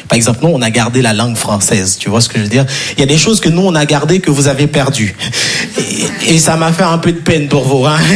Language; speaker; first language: French; non-native, local second language; Haitian Creole